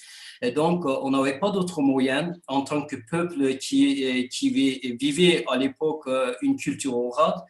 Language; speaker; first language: French; non-native, fluent; Kurdish